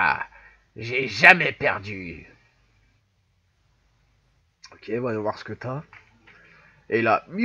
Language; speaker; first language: French; native; French